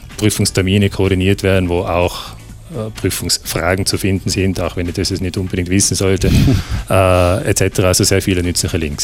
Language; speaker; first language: German; native; German